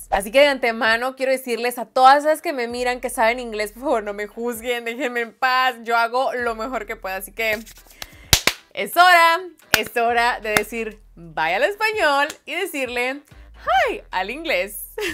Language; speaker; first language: Spanish; native; Spanish